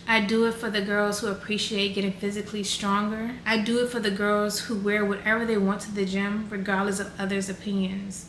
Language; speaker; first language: English; native; English